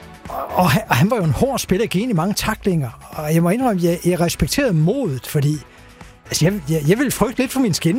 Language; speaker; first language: Danish; native; Danish